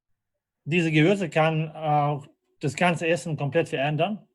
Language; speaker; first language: German; non-native, fluent; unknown